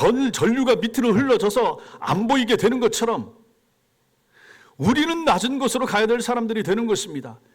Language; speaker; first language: Korean; native; Korean